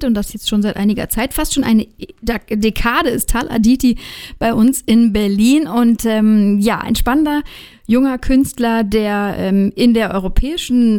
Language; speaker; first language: German; native; German